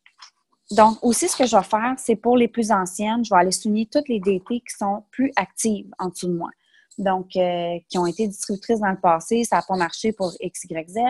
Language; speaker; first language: French; native; French